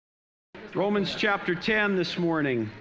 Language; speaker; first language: English; native; English